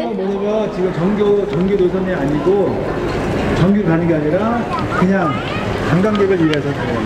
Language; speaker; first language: Korean; native; Korean